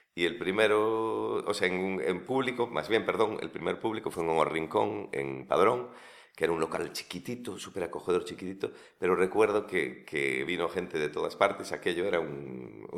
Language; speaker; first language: Spanish; native; Spanish